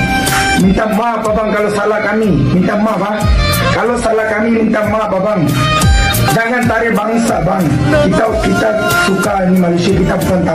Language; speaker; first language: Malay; non-native, learner; Bangla